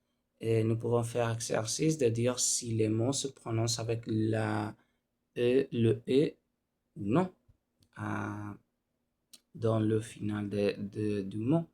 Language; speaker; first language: French; non-native, learner; Spanish